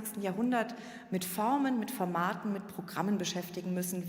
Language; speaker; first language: German; native; German